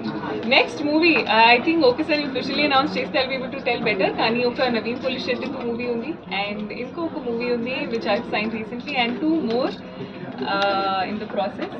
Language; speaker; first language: Telugu; non-native, learner; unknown